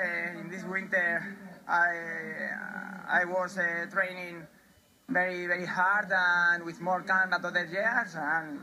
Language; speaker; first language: English; non-native, learner; Spanish